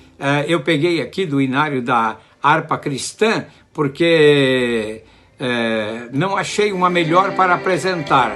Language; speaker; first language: Portuguese; native; Portuguese